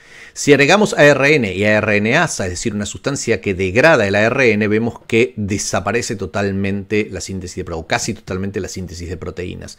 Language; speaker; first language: Spanish; native; Spanish